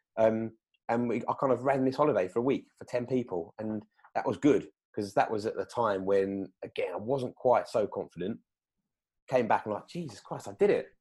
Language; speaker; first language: English; native; English